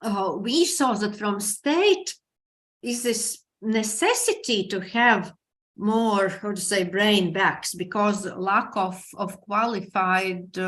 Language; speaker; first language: English; non-native, fluent; Latvian